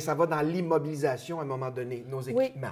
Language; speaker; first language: French; native; French